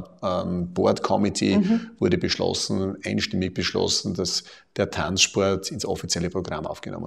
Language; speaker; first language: German; native; German